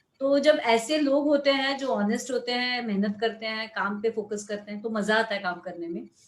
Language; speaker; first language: Hindi; non-native, local second language; Marathi